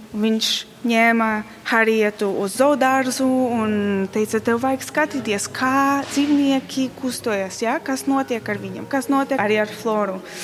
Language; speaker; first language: Latvian; non-native, learner; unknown